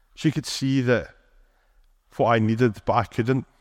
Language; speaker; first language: English; native; English